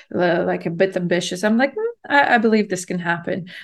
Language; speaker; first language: English; non-native, fluent; Latvian